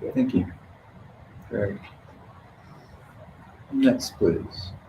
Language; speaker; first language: English; native; English